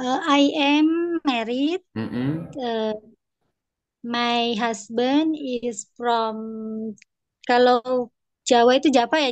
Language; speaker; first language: English; non-native, learner; Indonesian